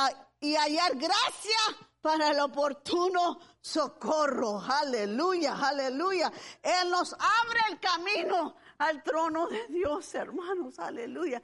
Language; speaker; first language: Spanish; early bilingual, heritage; Spanish